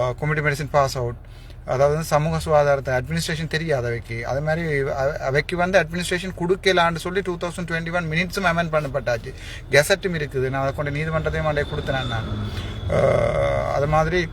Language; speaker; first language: Tamil; native; Tamil